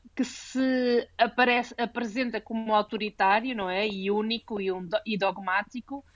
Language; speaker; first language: Portuguese; native; Portuguese